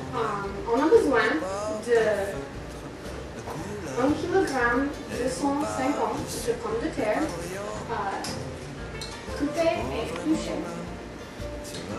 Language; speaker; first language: French; non-native, learner; English